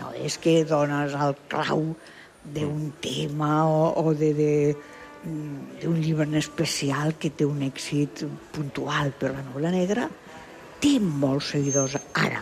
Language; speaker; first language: Catalan; non-native, local second language; Spanish